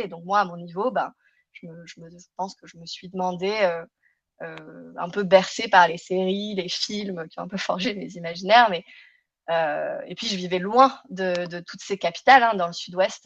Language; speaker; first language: French; native; French